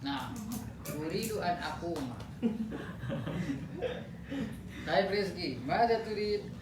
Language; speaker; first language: Arabic; non-native, fluent; Indonesian